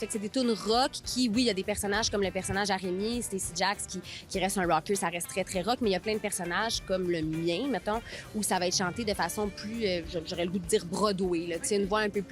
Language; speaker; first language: French; native; French